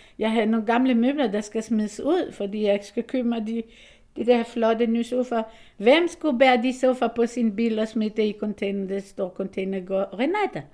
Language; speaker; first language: Danish; non-native, fluent; Hebrew